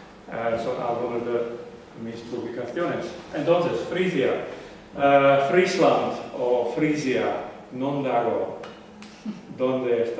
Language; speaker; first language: Spanish; non-native, learner; Western Frisian